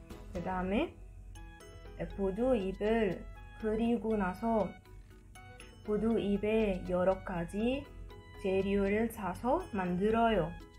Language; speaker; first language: Korean; non-native, learner; Arabic